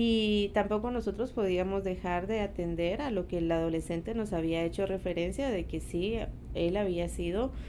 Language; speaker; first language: Spanish; native; Spanish